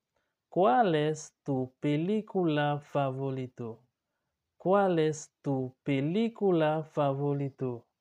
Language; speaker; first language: Spanish; non-native, learner; Haitian Creole